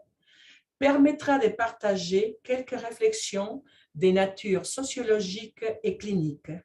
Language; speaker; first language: French; non-native, fluent; Spanish